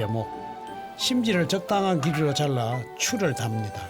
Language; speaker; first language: Korean; native; Korean